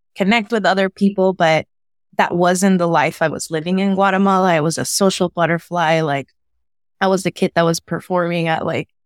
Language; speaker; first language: English; early bilingual, other home language; Spanish